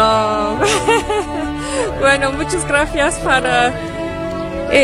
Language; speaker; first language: Spanish; non-native, learner; English